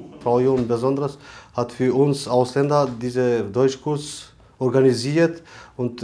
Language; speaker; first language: German; non-native, learner; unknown